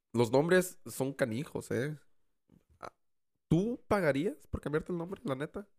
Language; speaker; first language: Spanish; early bilingual, heritage; Spanish